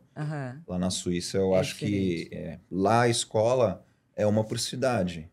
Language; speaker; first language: Portuguese; early bilingual, other home language; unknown